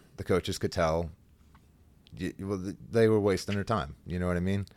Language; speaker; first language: English; native; English